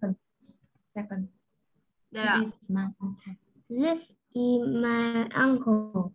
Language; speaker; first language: English; non-native, learner; Vietnamese